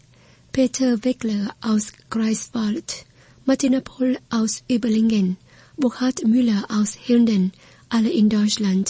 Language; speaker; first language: German; non-native, fluent; Vietnamese